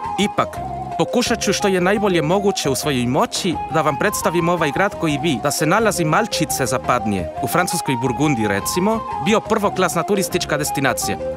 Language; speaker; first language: Croatian; non-native, fluent; Spanish